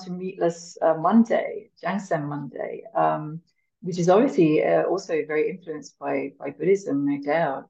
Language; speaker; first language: English; native; English